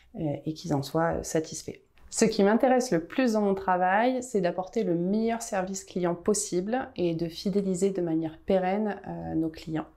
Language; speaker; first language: French; native; French